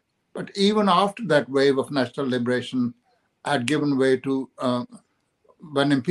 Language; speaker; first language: English; non-native, local second language; Punjabi